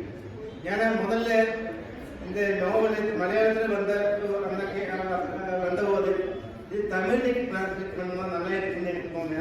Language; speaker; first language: Tamil; non-native, learner; Malayalam